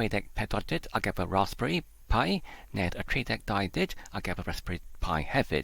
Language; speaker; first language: Welsh; non-native, learner; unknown